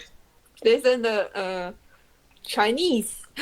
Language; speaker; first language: English; non-native, learner; Chinese